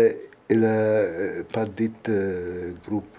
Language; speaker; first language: French; non-native, fluent; German